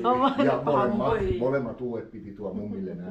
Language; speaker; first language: Finnish; native; Finnish